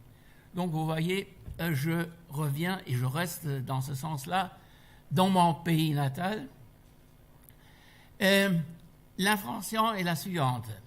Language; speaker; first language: French; non-native, fluent; German